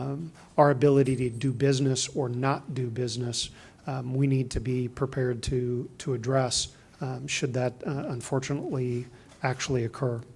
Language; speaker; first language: English; native; English